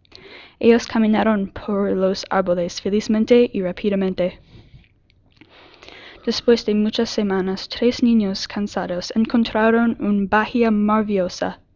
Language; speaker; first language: Spanish; non-native, learner; English